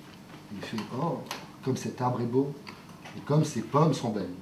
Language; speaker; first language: French; native; French